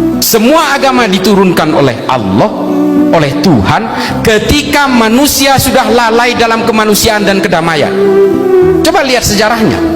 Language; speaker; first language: Indonesian; non-native, local second language; Madurese